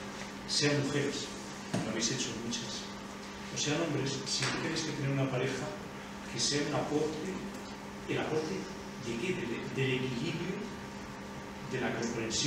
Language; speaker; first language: Spanish; native; Spanish